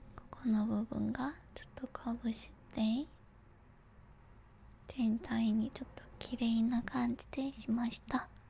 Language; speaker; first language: Japanese; non-native, learner; Korean